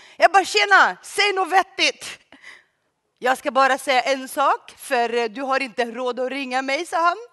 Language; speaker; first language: Swedish; early bilingual, other home language; Greek